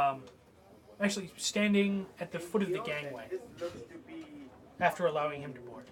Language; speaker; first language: English; native; English